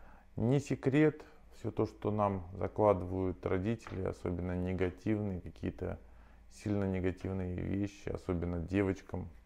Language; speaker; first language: Russian; native; Russian